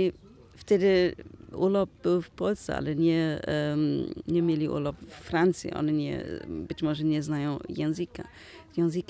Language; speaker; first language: Polish; non-native, learner; German